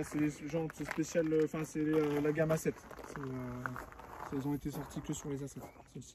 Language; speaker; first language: French; native; French